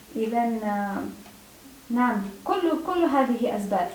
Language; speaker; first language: Arabic; non-native, learner; Czech